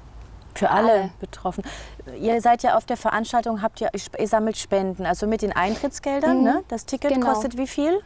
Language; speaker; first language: German; native; German